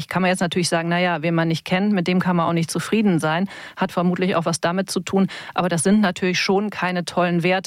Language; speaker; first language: German; native; German